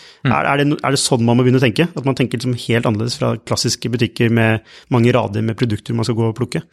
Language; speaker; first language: Norwegian; native; Norwegian